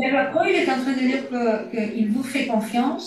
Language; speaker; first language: French; native; French